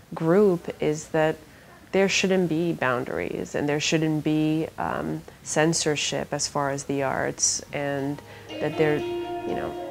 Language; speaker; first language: English; early bilingual, other home language; Persian